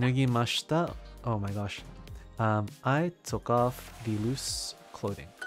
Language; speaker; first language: English; native; English